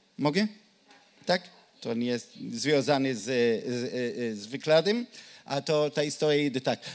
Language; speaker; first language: Polish; non-native, learner; Hebrew